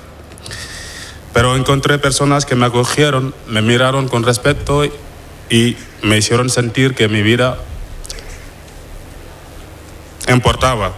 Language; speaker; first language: Spanish; non-native, fluent; Wolof